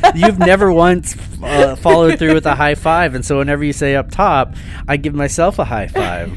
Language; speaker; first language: English; native; English